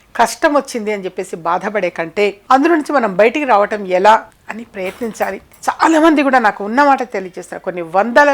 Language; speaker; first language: Telugu; native; Telugu